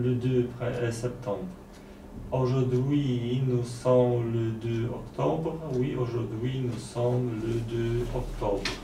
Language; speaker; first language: French; non-native, learner; Polish